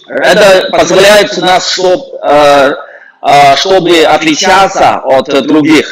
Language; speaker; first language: Russian; non-native, fluent; Chinese